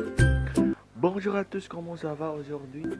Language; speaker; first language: French; non-native, learner; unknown